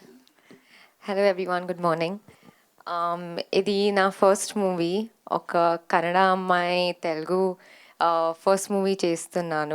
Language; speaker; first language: Telugu; non-native, learner; Kannada